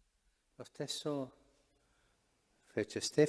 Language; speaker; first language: Italian; non-native, fluent; Spanish